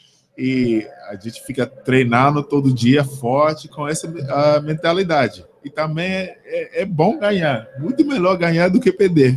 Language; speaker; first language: Portuguese; non-native, fluent; English